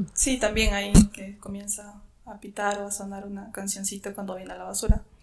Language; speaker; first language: Spanish; native; Spanish